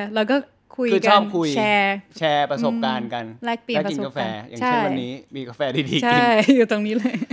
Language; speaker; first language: Thai; non-native, fluent; Portuguese